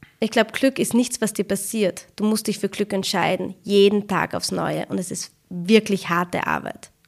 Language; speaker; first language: German; early bilingual, other home language; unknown